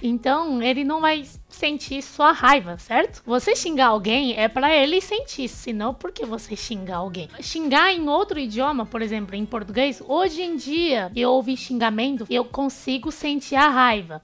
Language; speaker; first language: Portuguese; non-native, fluent; Chinese